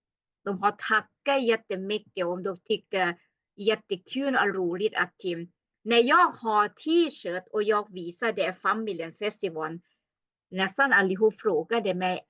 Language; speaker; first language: Swedish; non-native, learner; Thai